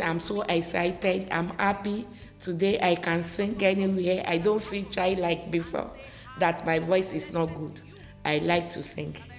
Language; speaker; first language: English; non-native, local second language; Yoruba